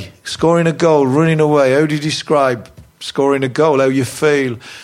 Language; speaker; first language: English; native; English